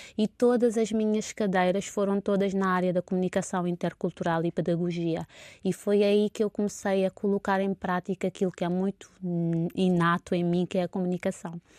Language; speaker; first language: Portuguese; non-native, local second language; Kabuverdianu